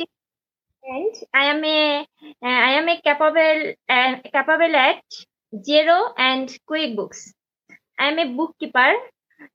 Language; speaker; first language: English; non-native, learner; Bangla